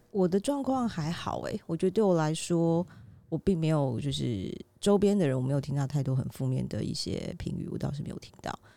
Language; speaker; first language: Chinese; native; Chinese